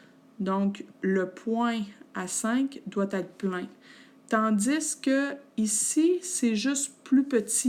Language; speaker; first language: French; native; French